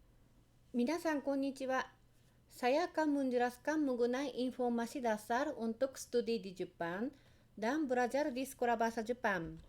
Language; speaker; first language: Indonesian; non-native, fluent; Japanese